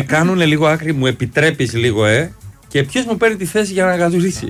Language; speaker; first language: Greek; native; Greek